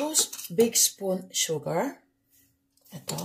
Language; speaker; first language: English; non-native, local second language; Filipino